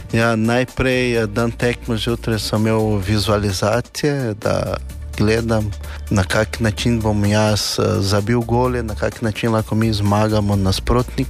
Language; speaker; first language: Slovenian; non-native, learner; Portuguese